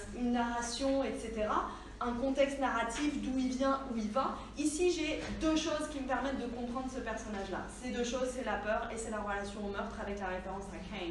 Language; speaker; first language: French; native; French